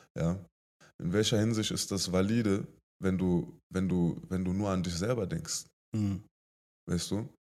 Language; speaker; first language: German; native; German